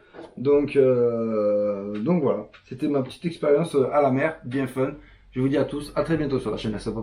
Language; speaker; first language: French; native; French